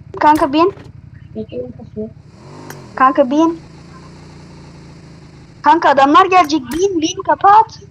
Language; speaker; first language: Turkish; native; Turkish